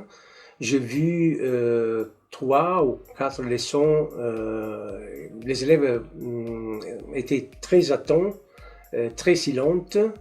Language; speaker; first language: French; non-native, learner; Italian